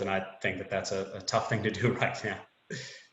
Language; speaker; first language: English; native; English